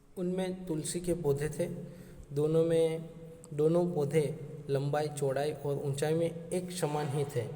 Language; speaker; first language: Hindi; non-native, local second language; Gujarati